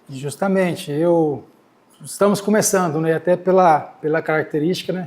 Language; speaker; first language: Portuguese; native; Portuguese